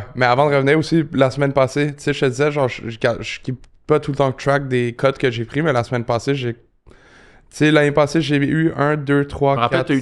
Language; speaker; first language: French; native; French